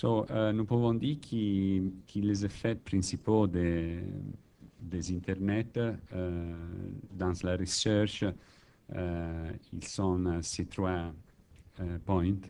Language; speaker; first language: French; non-native, learner; Italian